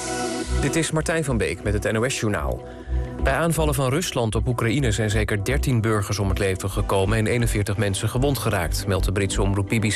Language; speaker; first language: Dutch; native; Dutch